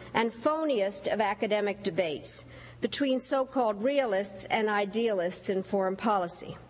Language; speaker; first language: English; early bilingual, other home language; Czech